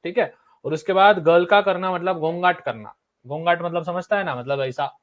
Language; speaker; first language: Hindi; non-native, local second language; Marathi